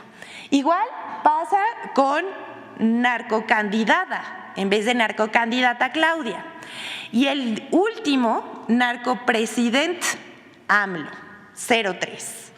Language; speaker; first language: Spanish; native; Spanish